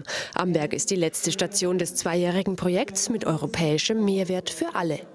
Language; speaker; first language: German; native; German